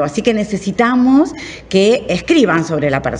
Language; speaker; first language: Spanish; native; Spanish